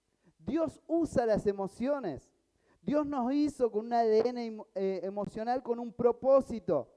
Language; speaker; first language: Spanish; native; Spanish